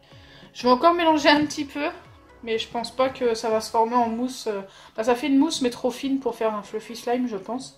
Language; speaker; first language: French; native; French